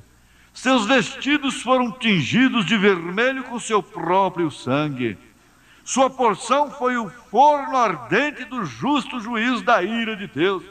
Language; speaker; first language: Portuguese; native; Portuguese